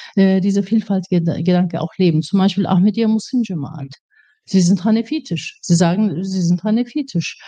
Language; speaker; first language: German; native; German